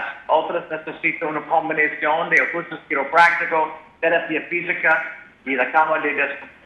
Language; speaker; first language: Spanish; non-native, learner; English